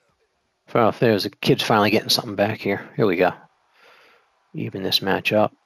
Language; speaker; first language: English; native; English